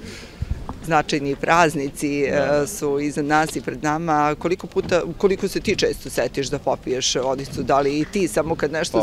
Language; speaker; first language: Serbian; native; Serbian